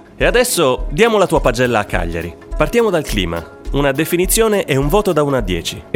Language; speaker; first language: Italian; native; Italian